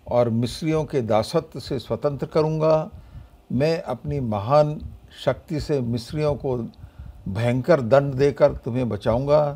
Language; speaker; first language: Hindi; native; Hindi